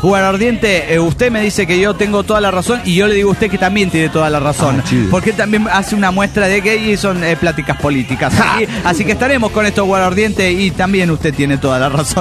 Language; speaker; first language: Spanish; native; Spanish